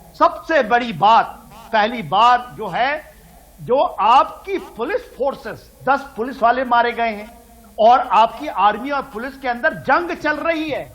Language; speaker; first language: Hindi; native; Hindi